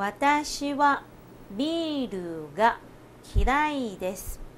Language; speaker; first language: Japanese; non-native, fluent; Chinese